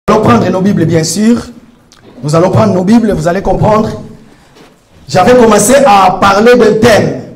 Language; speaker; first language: French; non-native, local second language; Lingala